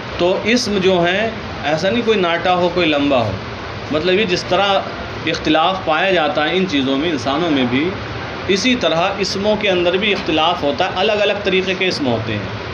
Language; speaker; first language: Urdu; native; Urdu